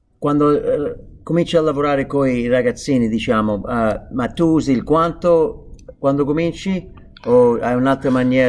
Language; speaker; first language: Italian; non-native, fluent; English